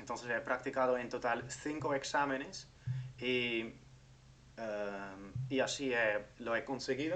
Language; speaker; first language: Spanish; non-native, fluent; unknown